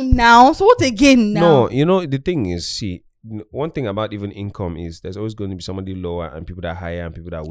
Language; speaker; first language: English; non-native, local second language; Igbo